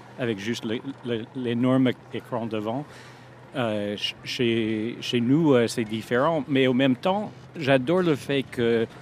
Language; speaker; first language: French; non-native, fluent; English